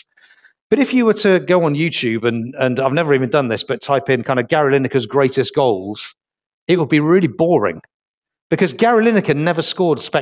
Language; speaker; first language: English; native; English